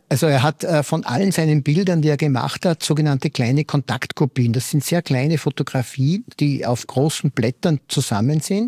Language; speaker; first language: German; native; German